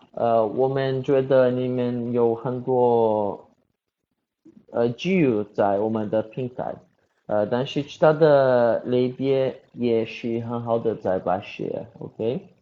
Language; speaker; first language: Chinese; non-native, learner; Portuguese